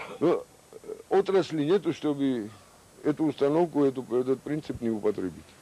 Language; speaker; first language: Russian; non-native, local second language; Georgian